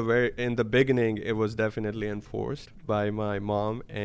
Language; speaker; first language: English; non-native, local second language; Gujarati